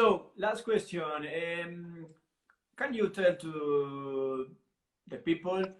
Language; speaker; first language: English; non-native, learner; Italian